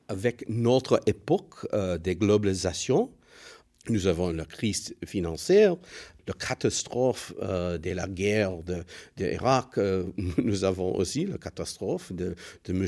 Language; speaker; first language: French; non-native, fluent; English